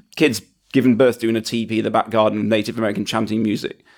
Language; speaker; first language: English; native; English